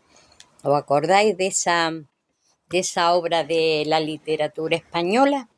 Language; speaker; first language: Spanish; native; Spanish